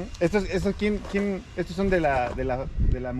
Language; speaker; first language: Spanish; native; Spanish